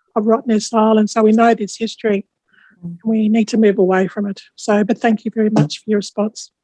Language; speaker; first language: English; native; English